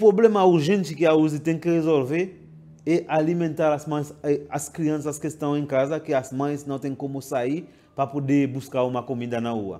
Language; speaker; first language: Portuguese; non-native, fluent; Haitian Creole